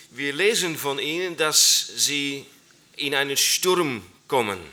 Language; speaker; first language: German; non-native, learner; Dutch